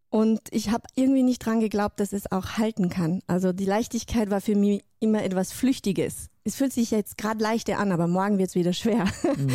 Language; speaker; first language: German; non-native, fluent; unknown